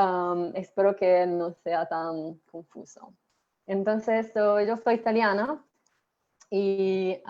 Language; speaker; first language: Spanish; non-native, fluent; Italian